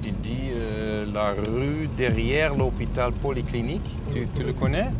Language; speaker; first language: French; non-native, learner; Dutch